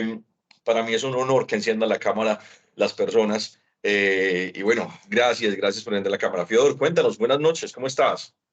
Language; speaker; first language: Spanish; native; Spanish